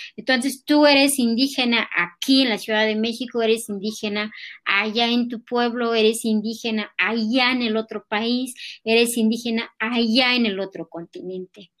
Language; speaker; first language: Spanish; non-native, local second language; Nahuatl languages